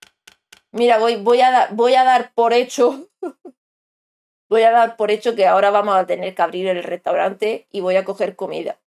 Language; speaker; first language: Spanish; native; Spanish